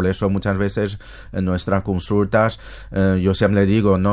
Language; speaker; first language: Spanish; non-native, fluent; Chinese